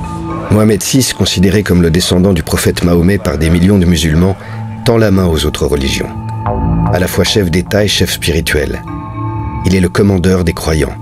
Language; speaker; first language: French; native; French